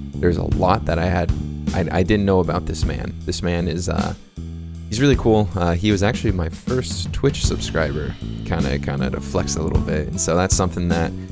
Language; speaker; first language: English; native; English